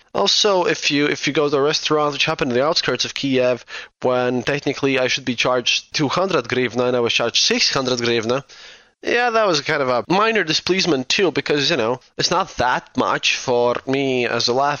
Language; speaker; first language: English; non-native, fluent; Russian